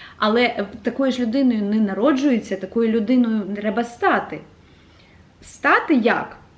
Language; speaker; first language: Ukrainian; non-native, local second language; Russian